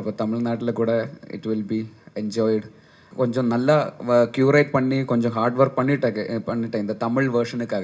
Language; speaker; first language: Tamil; non-native, local second language; Malayalam